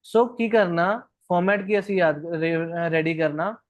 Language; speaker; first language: Hindi; non-native, local second language; Punjabi